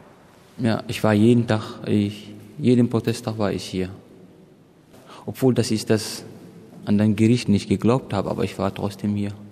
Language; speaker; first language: German; non-native, fluent; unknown